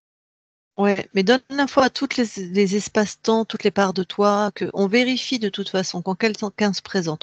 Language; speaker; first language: French; native; French